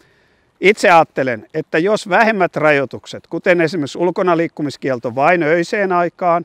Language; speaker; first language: Finnish; native; Finnish